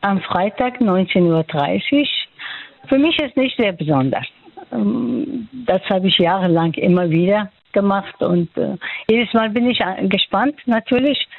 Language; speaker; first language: German; non-native, fluent; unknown